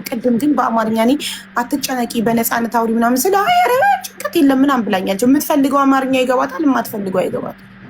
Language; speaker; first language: Amharic; native; Amharic